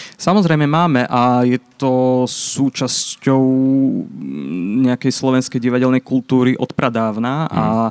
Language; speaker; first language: Slovak; native; Slovak